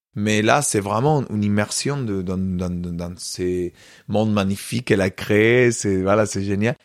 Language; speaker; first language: French; non-native, fluent; Spanish